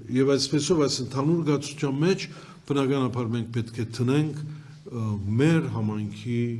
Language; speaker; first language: Armenian; early bilingual, heritage; Armenian